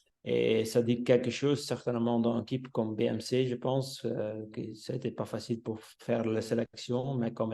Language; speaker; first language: French; non-native, local second language; Dutch